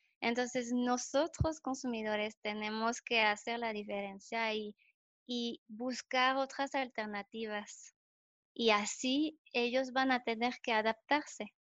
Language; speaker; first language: Spanish; non-native, fluent; French